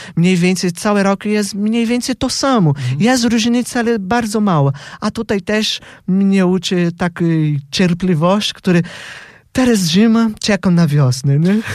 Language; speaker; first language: Polish; non-native, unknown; Portuguese